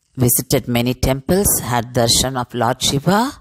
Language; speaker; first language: English; non-native, local second language; Tamil